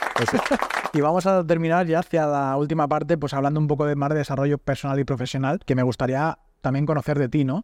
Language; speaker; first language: Spanish; native; Spanish